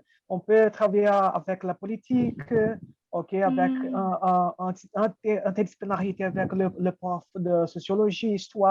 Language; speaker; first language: French; non-native, fluent; Portuguese